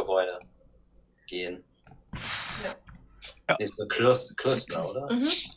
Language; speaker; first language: German; non-native, learner; English